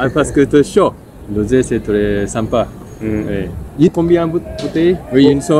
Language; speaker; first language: French; non-native, learner; Japanese